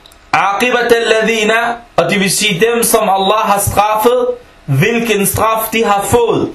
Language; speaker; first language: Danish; early bilingual, other home language; Arabic